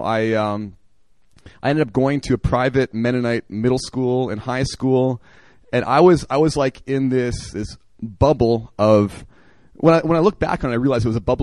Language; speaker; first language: English; native; English